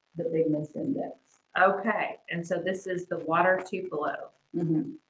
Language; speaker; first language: English; native; English